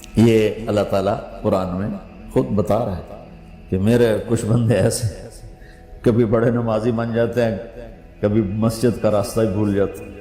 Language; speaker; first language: Urdu; non-native, local second language; Punjabi